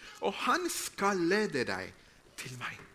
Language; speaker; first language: Norwegian; non-native, fluent; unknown